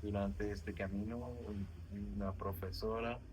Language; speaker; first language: Spanish; non-native, learner; French